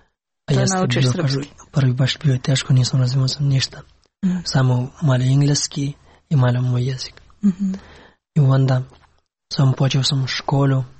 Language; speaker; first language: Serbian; non-native, learner; Pashto